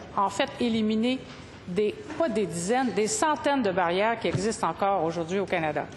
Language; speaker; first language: French; native; French